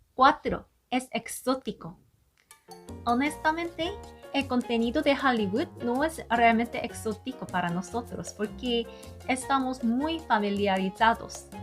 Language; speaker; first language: Spanish; non-native, learner; Korean